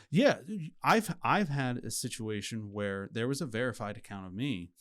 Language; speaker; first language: English; native; English